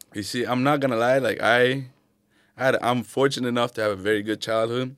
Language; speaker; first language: English; early bilingual, other home language; Arabic